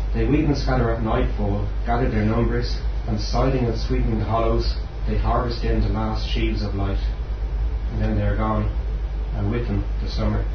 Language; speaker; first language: English; native; English